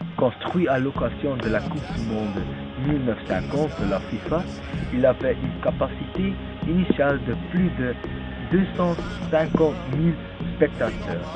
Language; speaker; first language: French; non-native, learner; Dutch